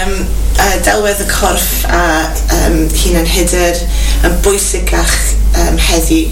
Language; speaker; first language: Welsh; non-native, local second language; English